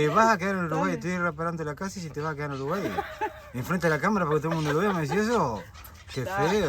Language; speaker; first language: Spanish; native; Spanish